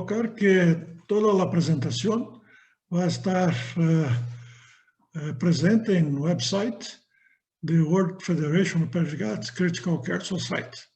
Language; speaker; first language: Spanish; non-native, fluent; Portuguese